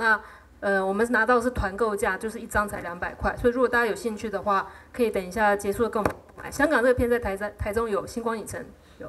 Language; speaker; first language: Chinese; native; Chinese